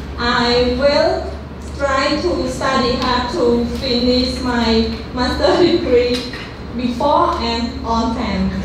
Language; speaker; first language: English; non-native, learner; Khmer